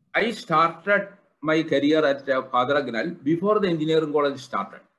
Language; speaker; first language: English; non-native, local second language; Malayalam